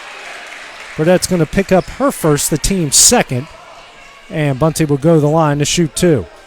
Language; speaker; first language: English; native; English